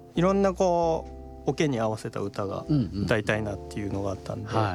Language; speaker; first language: Japanese; native; Japanese